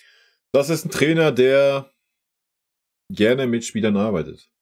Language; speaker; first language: German; native; German